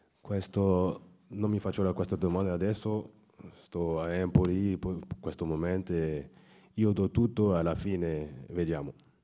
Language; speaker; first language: Italian; non-native, fluent; French